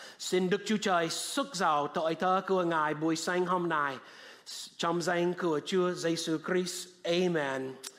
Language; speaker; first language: Vietnamese; non-native, fluent; English